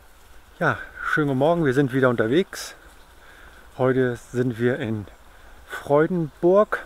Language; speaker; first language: German; native; German